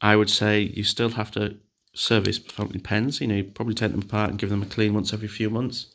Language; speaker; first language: English; native; English